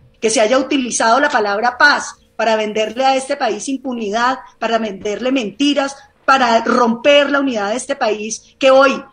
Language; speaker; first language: Spanish; native; Spanish